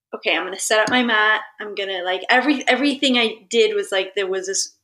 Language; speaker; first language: English; early bilingual, other home language; Italian